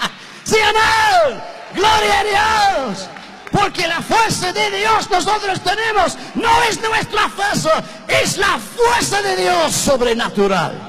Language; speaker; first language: Spanish; non-native, learner; English